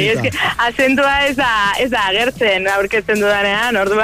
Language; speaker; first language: Basque; non-native, learner; Spanish